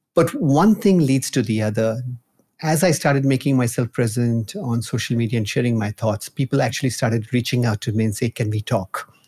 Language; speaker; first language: English; non-native, local second language; Hindi